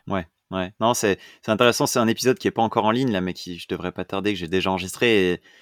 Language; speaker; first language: French; native; French